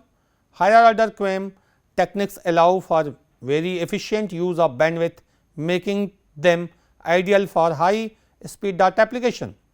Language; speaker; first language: English; non-native, local second language; Hindi